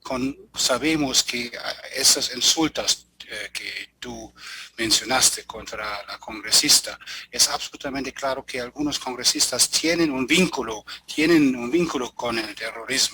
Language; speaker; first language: Spanish; non-native, fluent; German